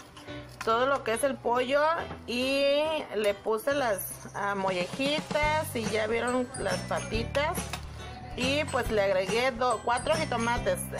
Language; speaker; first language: Spanish; native; Spanish